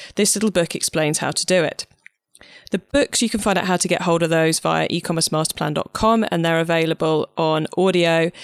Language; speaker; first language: English; native; English